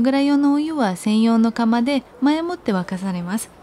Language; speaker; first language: Japanese; non-native, fluent; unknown